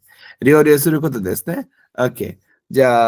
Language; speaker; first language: Japanese; non-native, fluent; Bangla